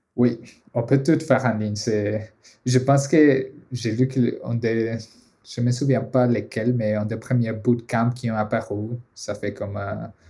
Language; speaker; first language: French; non-native, fluent; Spanish